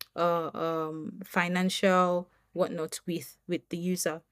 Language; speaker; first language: English; non-native, local second language; Yoruba